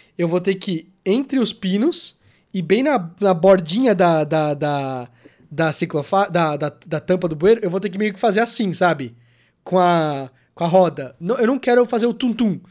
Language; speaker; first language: Portuguese; native; Portuguese